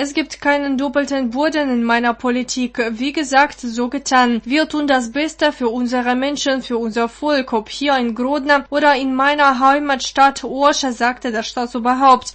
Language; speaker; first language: German; non-native, fluent; Russian